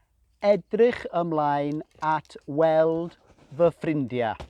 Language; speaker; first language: Welsh; non-native, fluent; English